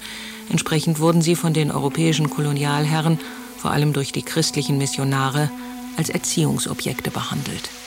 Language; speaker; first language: German; native; German